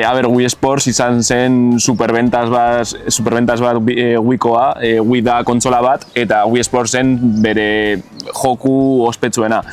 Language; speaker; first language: Basque; non-native, local second language; Spanish